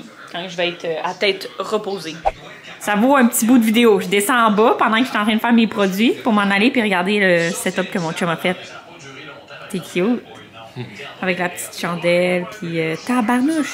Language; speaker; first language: French; native; French